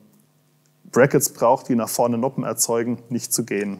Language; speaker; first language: German; native; German